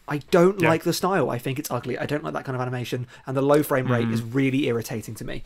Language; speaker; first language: English; native; English